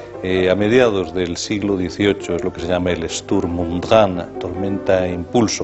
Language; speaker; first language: Spanish; native; Spanish